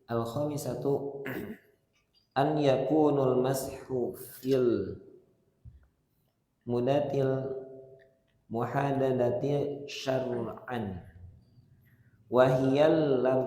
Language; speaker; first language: Arabic; non-native, learner; Indonesian